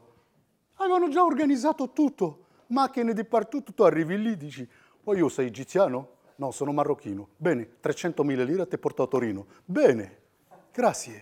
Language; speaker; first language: Italian; non-native, fluent; Arabic